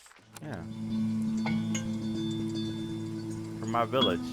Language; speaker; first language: English; native; English